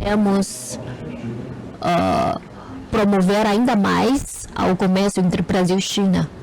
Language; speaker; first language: Portuguese; non-native, fluent; Chinese